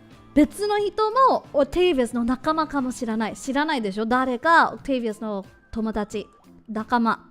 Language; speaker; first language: Japanese; non-native, learner; English